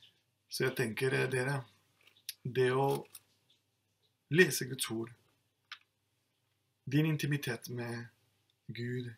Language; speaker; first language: Norwegian; non-native, fluent; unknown